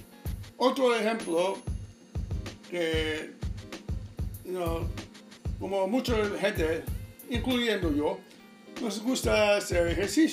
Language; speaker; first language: Spanish; non-native, fluent; English